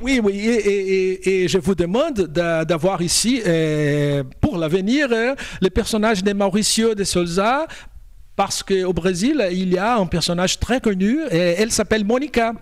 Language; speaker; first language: French; non-native, fluent; Portuguese